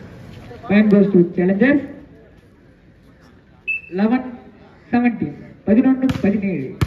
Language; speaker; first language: English; non-native, local second language; Tamil